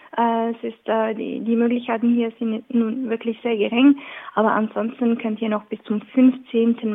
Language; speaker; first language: German; non-native, local second language; French